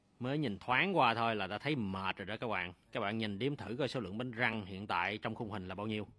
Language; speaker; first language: Vietnamese; native; Vietnamese